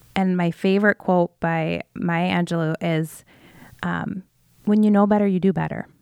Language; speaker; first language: English; native; English